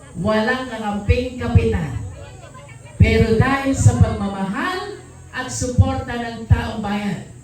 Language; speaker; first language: Filipino; native; Filipino